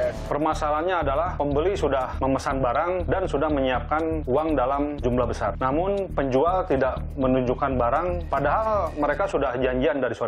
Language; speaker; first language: Indonesian; native; Indonesian